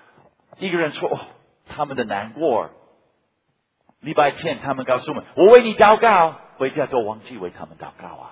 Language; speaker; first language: Chinese; non-native, fluent; English